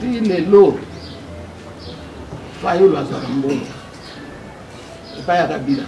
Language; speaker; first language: French; non-native, local second language; Lingala